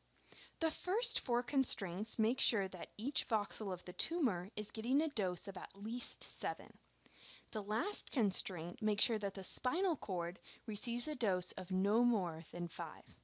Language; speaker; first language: English; native; English